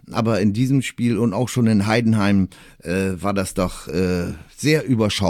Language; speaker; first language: German; native; German